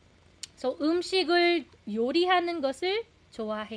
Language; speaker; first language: Korean; non-native, fluent; Filipino